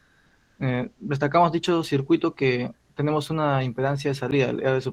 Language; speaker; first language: Spanish; native; Spanish